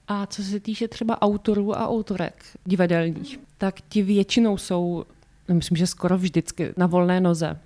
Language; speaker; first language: Czech; native; Czech